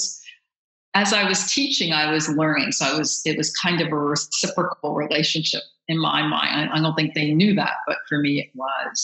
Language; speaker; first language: English; native; English